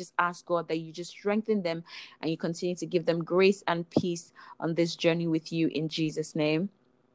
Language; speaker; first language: English; non-native, local second language; Igbo